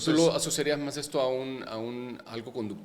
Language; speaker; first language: Spanish; native; Spanish